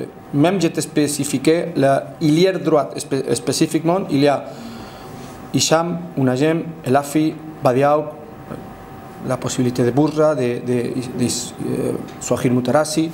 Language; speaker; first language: French; non-native, fluent; Spanish